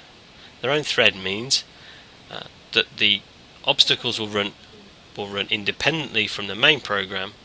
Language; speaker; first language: English; native; English